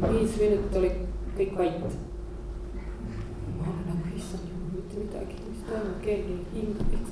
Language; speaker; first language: Estonian; non-native, learner; Croatian